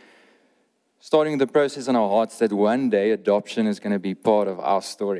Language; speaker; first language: English; non-native, local second language; Afrikaans